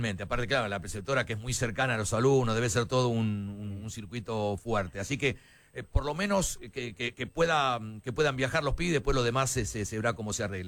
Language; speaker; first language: Spanish; native; Spanish